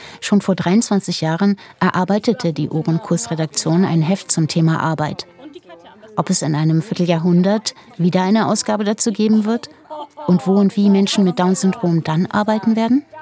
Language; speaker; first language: German; native; German